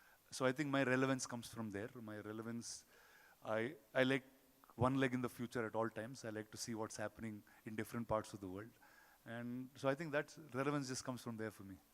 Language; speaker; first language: English; non-native, local second language; Telugu